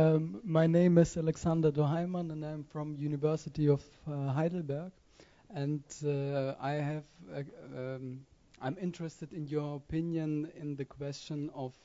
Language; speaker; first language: English; non-native, fluent; German